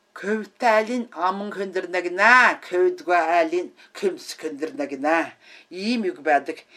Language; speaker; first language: Mongolian; native; Mongolian